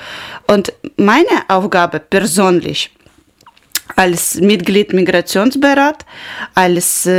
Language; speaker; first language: German; non-native, learner; Ukrainian